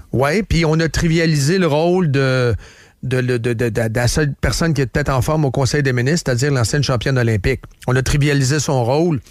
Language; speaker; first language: French; native; French